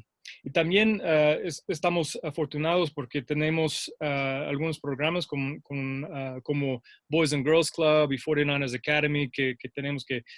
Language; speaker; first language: Spanish; non-native, fluent; English